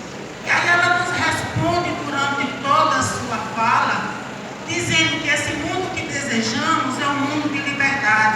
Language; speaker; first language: Portuguese; native; Portuguese